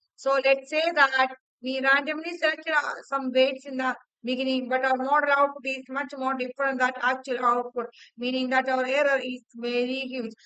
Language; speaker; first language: English; non-native, local second language; Malayalam